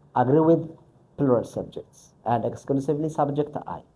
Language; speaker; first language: English; non-native, local second language; Amharic